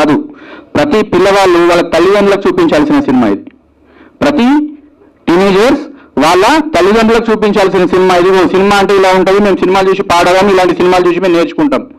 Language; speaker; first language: Telugu; native; Telugu